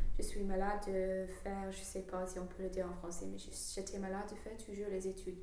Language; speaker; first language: French; non-native, learner; English